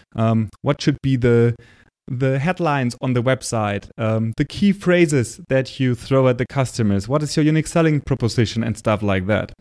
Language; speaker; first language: English; non-native, fluent; German